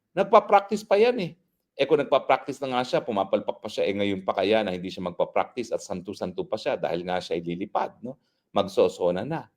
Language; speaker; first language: Filipino; native; Filipino